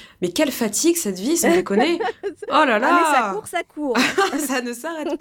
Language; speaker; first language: French; native; French